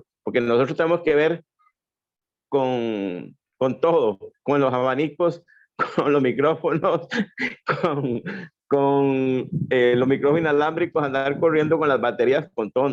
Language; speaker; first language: Spanish; native; Spanish